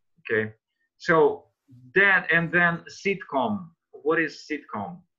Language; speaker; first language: English; non-native, fluent; Russian